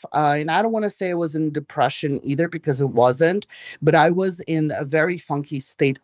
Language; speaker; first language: English; non-native, fluent; Russian